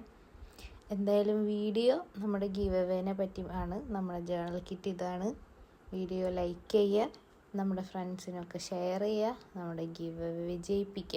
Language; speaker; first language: Malayalam; native; Malayalam